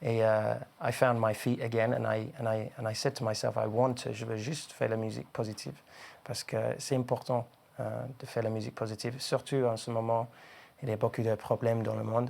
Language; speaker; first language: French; non-native, learner; English